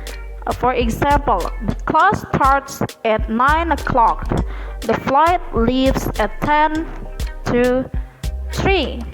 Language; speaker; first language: English; non-native, learner; Indonesian